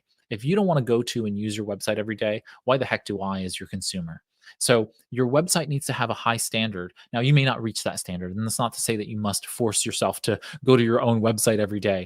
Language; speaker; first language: English; native; English